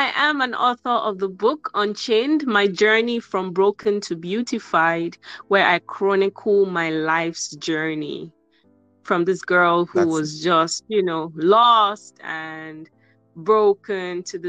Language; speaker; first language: English; non-native, local second language; Yoruba